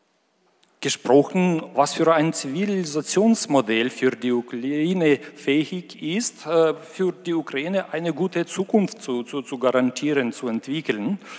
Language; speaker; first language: German; non-native, fluent; Ukrainian